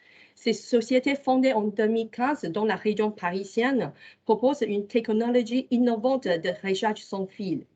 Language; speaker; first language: French; non-native, fluent; Chinese